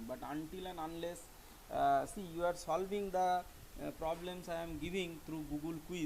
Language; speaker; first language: English; non-native, local second language; Bangla